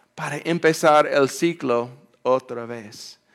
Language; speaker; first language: Spanish; non-native, fluent; English